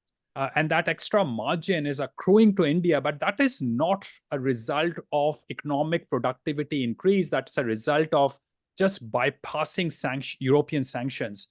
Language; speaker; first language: English; non-native, fluent; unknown